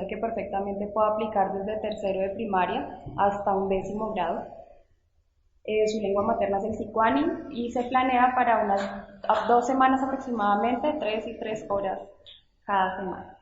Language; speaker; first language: Spanish; native; Spanish